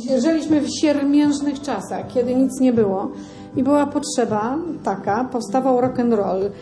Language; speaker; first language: Polish; native; Polish